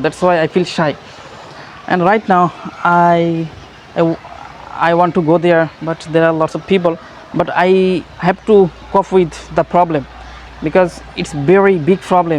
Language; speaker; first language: English; non-native, learner; Bangla